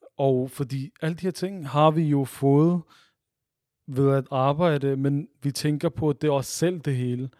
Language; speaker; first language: Danish; early bilingual, other home language; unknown